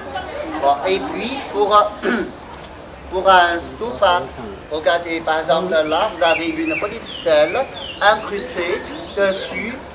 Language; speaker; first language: French; non-native, fluent; Chinese